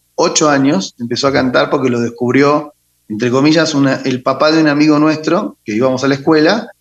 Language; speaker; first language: Spanish; native; Spanish